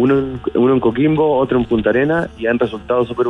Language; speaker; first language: Spanish; native; Spanish